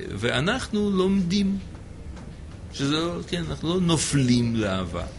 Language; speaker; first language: Hebrew; non-native, fluent; English